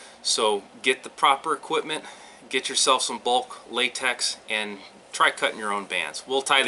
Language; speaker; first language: English; native; English